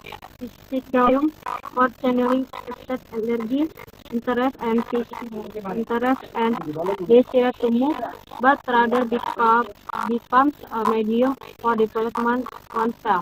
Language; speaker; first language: English; non-native, learner; Indonesian